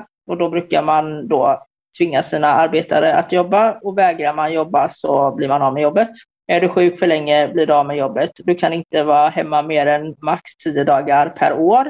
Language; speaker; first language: Swedish; native; Swedish